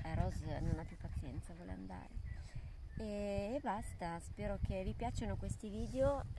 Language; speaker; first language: Italian; non-native, fluent; Russian